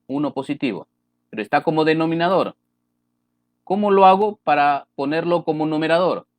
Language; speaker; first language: Spanish; native; Spanish